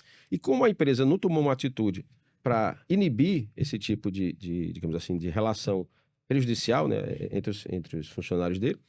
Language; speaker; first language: Portuguese; native; Portuguese